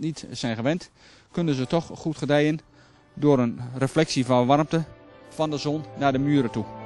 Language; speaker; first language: Dutch; native; Dutch